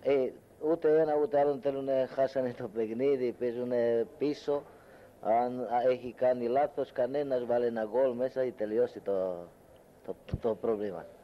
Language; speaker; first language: Greek; non-native, learner; Hungarian